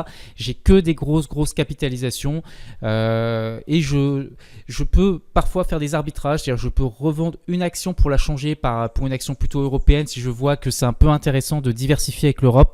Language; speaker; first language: French; native; French